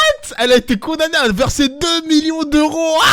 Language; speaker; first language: French; native; French